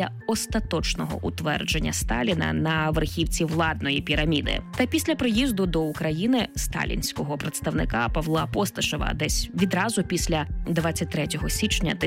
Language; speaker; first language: Ukrainian; native; Ukrainian